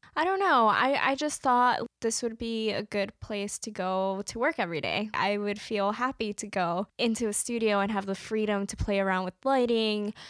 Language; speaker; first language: English; native; English